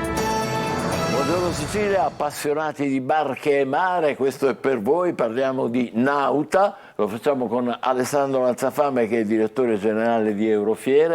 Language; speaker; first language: Italian; native; Italian